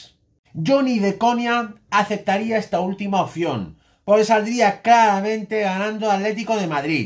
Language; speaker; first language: Spanish; native; Spanish